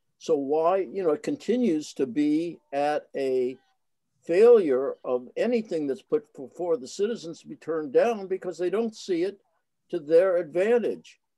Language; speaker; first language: English; native; English